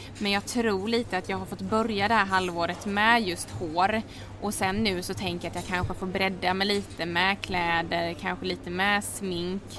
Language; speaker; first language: Swedish; native; Swedish